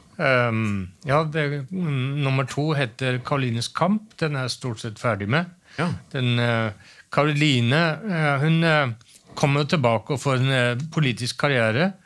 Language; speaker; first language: Norwegian; native; Norwegian